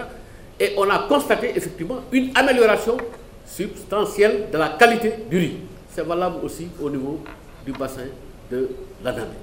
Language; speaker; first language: French; non-native, local second language; Wolof